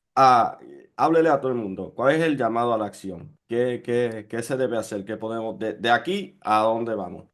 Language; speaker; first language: Spanish; early bilingual, heritage; Spanish